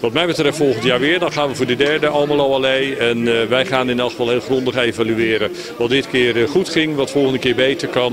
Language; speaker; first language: Dutch; native; Dutch